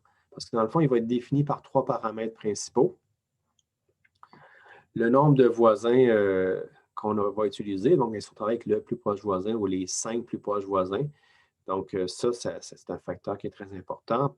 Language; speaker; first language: French; native; French